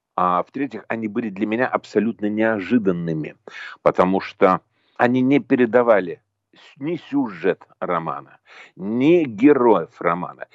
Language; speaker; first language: Russian; native; Russian